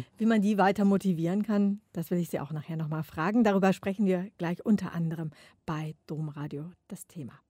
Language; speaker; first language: German; native; German